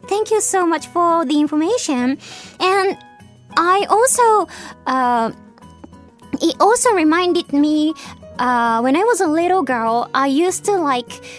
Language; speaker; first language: English; non-native, fluent; Japanese